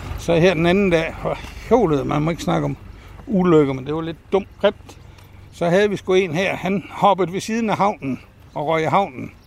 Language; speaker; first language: Danish; native; Danish